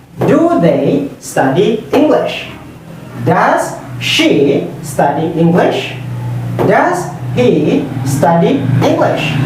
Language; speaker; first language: English; non-native, fluent; Indonesian